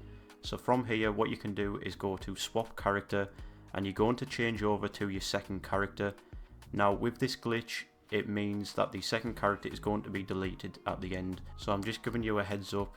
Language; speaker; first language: English; native; English